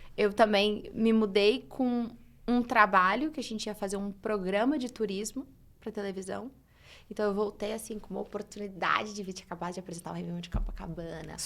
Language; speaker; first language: Portuguese; early bilingual, heritage; English